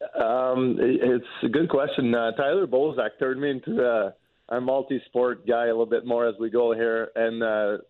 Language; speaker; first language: English; non-native, fluent; French